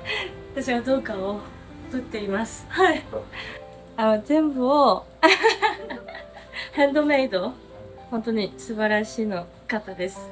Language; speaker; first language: Japanese; non-native, learner; French